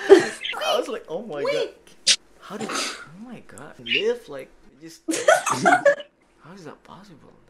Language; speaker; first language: English; non-native, fluent; Indonesian